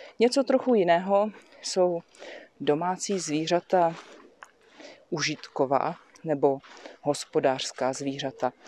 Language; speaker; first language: Czech; native; Czech